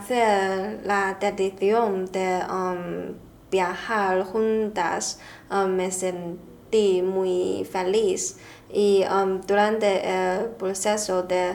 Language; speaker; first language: Spanish; non-native, learner; Chinese